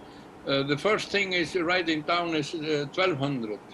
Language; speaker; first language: English; non-native, learner; Icelandic